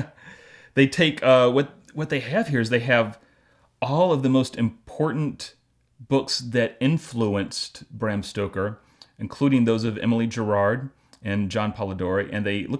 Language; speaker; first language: English; native; English